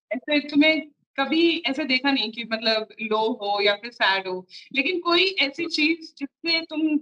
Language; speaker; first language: Hindi; native; Hindi